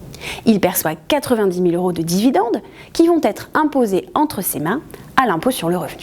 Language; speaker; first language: French; native; French